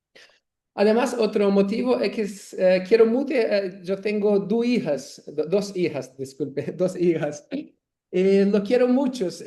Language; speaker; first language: Spanish; non-native, learner; Portuguese